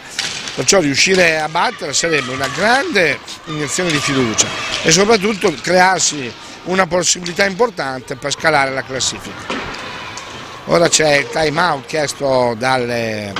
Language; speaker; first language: Italian; native; Italian